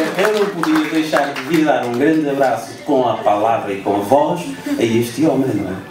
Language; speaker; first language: Portuguese; non-native, local second language; Upper Guinea Crioulo